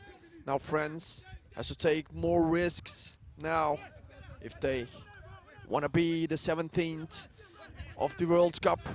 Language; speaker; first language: English; non-native, fluent; Turkish